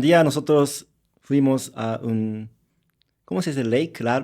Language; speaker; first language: Spanish; non-native, learner; Japanese